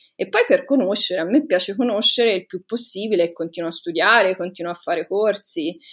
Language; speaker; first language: Italian; native; Italian